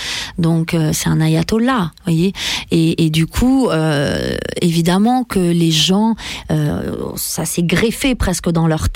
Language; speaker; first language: French; early bilingual, other home language; Persian